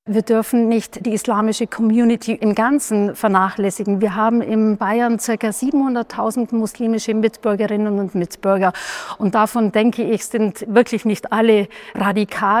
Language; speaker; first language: German; native; German